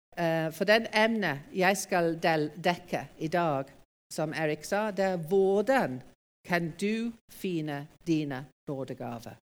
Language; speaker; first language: Norwegian; non-native, fluent; English